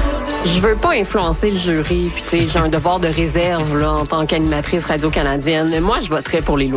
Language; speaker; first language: French; native; French